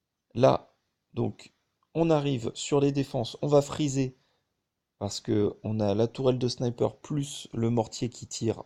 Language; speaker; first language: French; native; French